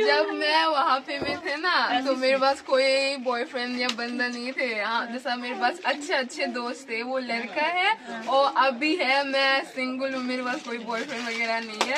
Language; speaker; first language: Hindi; non-native, learner; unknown